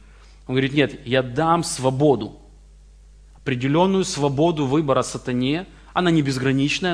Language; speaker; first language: Russian; native; Russian